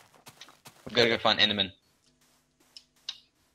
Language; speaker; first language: English; native; English